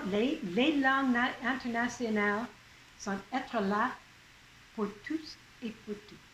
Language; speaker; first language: French; non-native, local second language; English